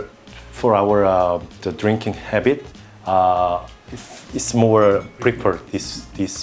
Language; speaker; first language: English; non-native, learner; Korean